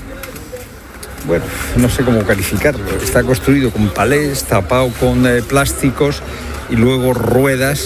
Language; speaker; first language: Spanish; native; Spanish